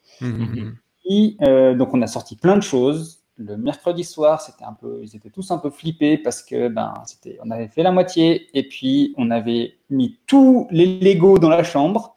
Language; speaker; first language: French; native; French